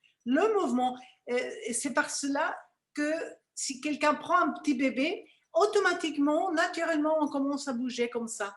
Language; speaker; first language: French; non-native, fluent; Spanish